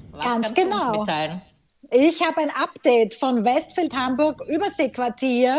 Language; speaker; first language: German; native; German